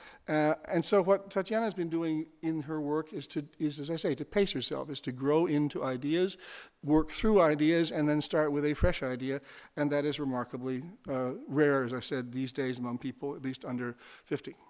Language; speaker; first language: English; native; English